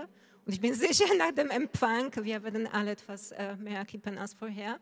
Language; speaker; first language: German; non-native, fluent; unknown